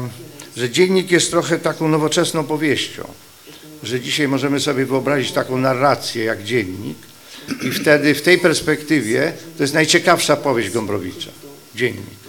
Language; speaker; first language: Polish; native; Polish